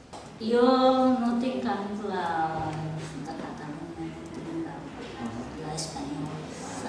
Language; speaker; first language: Catalan; non-native, learner; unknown